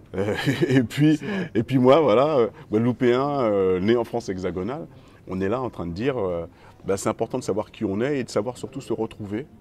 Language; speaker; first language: French; native; French